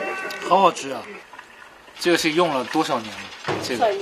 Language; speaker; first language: Chinese; non-native, fluent; Japanese